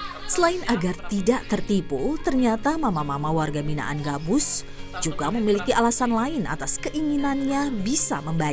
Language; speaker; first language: Indonesian; native; Indonesian